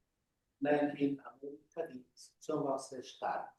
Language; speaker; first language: German; non-native, fluent; Spanish